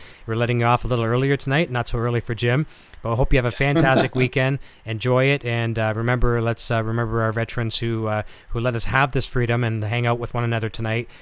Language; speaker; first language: English; native; English